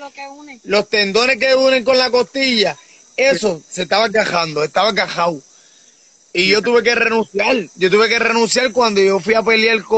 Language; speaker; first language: Spanish; native; Spanish